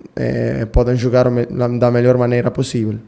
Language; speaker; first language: Portuguese; non-native, fluent; Italian